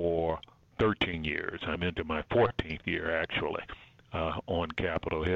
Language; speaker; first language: English; native; English